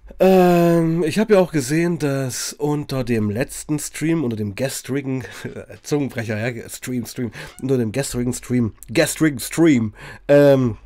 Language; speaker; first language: German; native; German